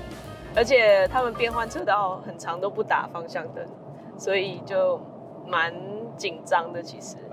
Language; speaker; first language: Chinese; native; Chinese